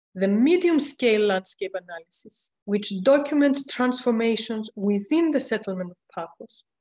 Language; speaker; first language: English; non-native, fluent; Greek